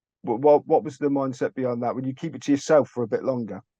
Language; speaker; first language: English; native; English